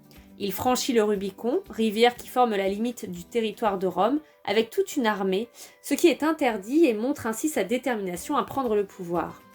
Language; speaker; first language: French; native; French